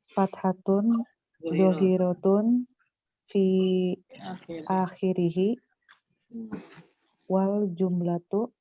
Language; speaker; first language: Arabic; non-native, learner; Indonesian